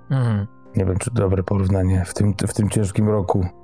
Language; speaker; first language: Polish; native; Polish